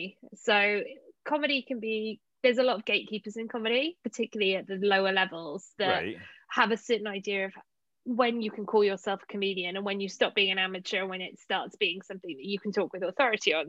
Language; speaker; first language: English; native; English